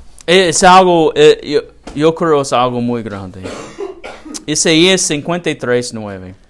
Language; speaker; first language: Spanish; non-native, learner; English